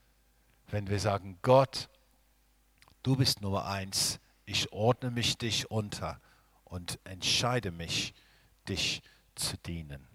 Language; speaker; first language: German; non-native, fluent; English